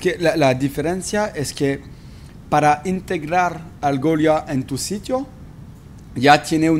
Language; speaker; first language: Spanish; non-native, fluent; French